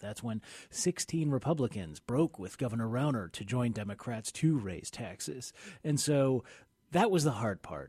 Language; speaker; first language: English; native; English